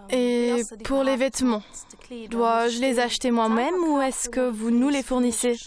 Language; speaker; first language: French; non-native, local second language; Luxembourgish